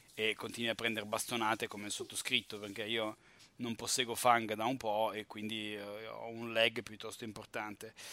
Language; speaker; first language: Italian; native; Italian